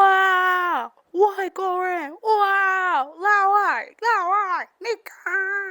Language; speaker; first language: Chinese; non-native, learner; English